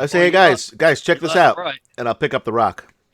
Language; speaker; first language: English; native; English